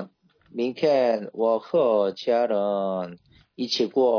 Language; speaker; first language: Chinese; non-native, learner; Korean